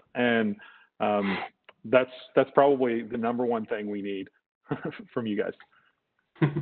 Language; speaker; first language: English; native; English